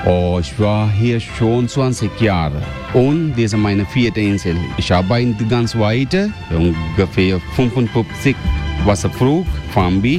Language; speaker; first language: German; non-native, learner; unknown